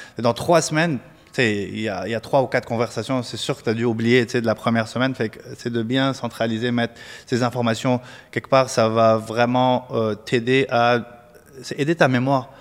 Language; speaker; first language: French; non-native, local second language; Arabic